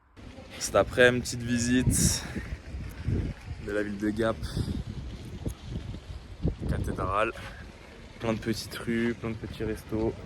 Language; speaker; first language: French; native; French